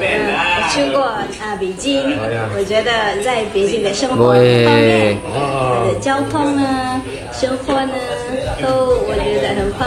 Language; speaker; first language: Chinese; non-native, learner; Malay